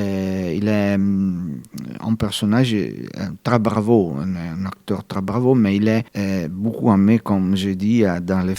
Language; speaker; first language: French; non-native, fluent; Italian